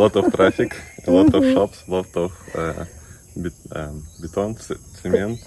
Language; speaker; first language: English; non-native, learner; Russian